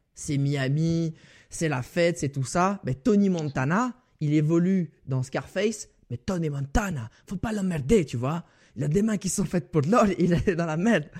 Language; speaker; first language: French; native; French